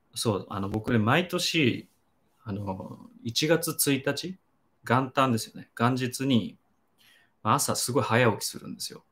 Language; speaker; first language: Japanese; native; Japanese